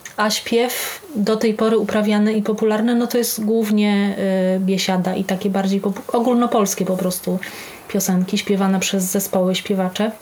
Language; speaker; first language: Polish; native; Polish